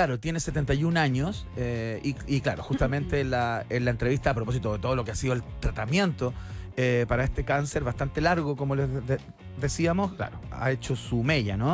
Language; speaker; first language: Spanish; native; Spanish